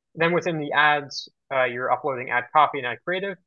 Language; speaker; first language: English; native; English